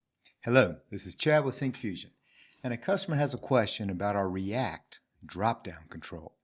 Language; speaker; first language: English; native; English